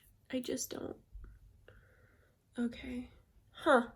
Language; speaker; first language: English; native; English